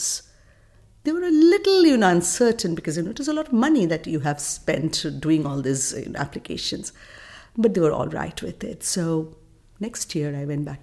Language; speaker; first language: English; non-native, local second language; Bangla